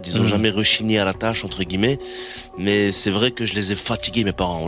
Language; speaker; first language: French; native; French